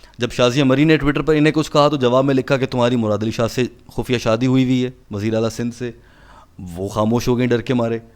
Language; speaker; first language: Urdu; native; Urdu